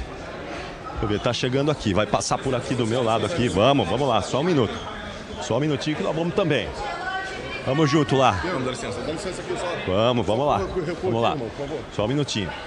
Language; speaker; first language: Portuguese; native; Portuguese